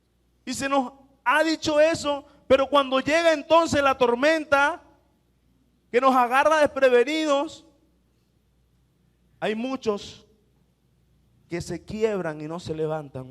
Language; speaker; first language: Spanish; native; Spanish